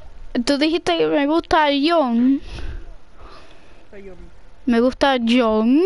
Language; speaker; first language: Spanish; early bilingual, heritage; English